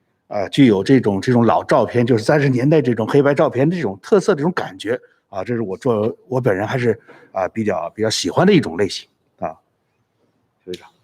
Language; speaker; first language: Chinese; native; Chinese